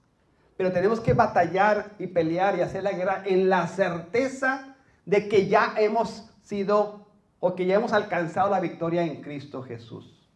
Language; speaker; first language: Spanish; native; Spanish